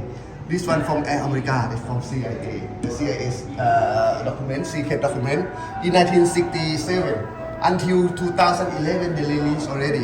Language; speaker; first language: English; non-native, learner; Thai